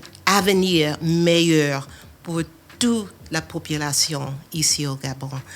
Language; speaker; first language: French; non-native, fluent; English